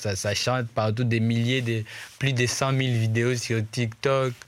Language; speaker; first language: French; non-native, local second language; Swahili